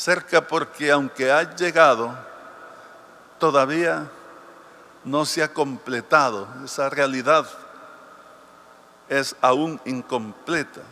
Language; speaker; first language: Spanish; native; Spanish